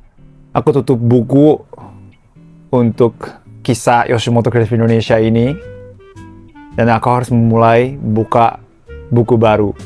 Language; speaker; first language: Indonesian; non-native, fluent; Japanese